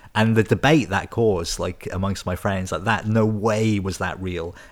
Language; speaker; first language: English; native; English